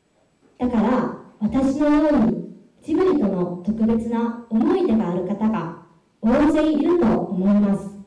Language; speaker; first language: Japanese; non-native, fluent; Korean